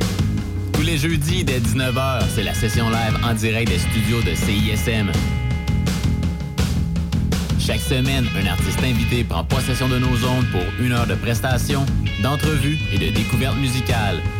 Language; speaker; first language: French; native; French